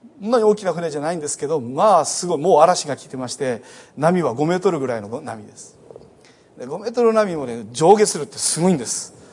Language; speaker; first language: Japanese; native; Japanese